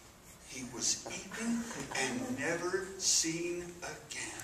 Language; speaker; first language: English; native; English